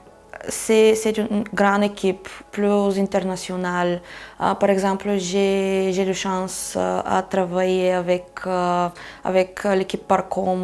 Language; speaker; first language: French; non-native, fluent; Bulgarian